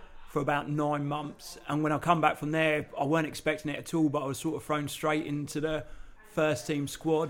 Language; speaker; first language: English; native; English